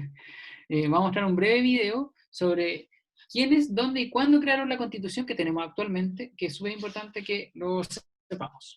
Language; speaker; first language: Spanish; native; Spanish